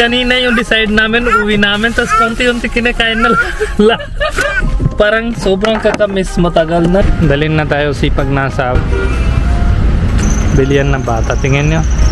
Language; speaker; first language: Filipino; non-native, learner; Hindi